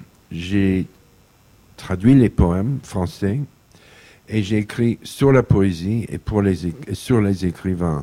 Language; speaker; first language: French; non-native, fluent; English